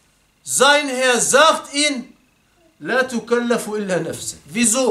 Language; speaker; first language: German; non-native, fluent; Arabic